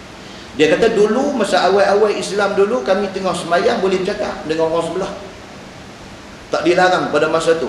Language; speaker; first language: Malay; native; Malay